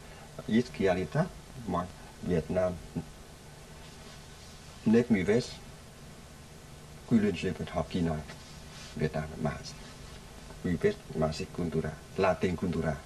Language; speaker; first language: Hungarian; non-native, learner; Vietnamese